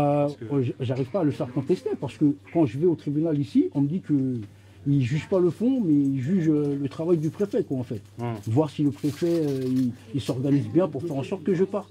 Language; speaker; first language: French; early bilingual, other home language; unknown